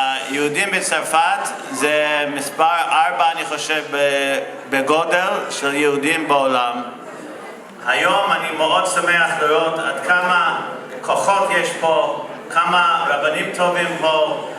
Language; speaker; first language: Hebrew; non-native, fluent; English